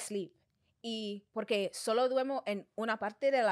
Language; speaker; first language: Spanish; non-native, learner; English